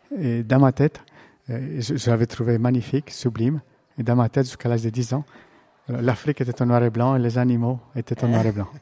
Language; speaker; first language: French; non-native, fluent; Greek